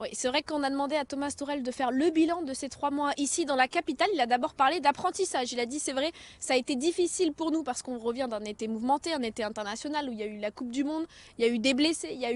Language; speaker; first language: French; native; French